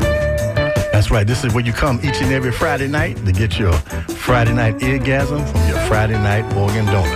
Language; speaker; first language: English; native; English